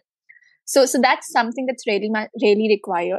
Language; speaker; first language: English; non-native, local second language; Hindi